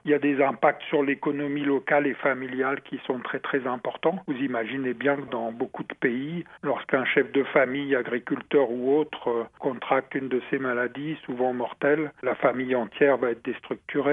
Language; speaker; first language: French; native; French